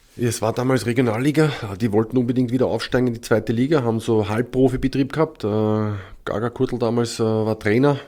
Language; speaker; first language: German; native; German